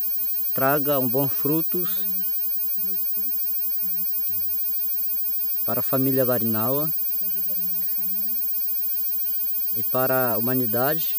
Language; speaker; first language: Portuguese; non-native, local second language; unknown